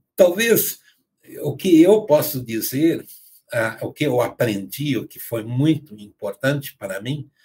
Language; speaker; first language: Portuguese; native; Portuguese